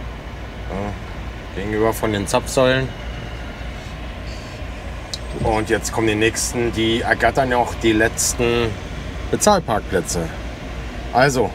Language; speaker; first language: German; native; German